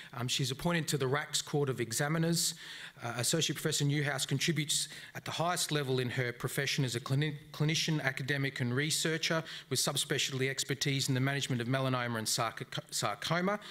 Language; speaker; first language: English; native; English